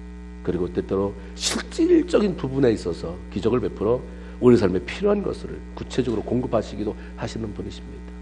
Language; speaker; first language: Korean; native; Korean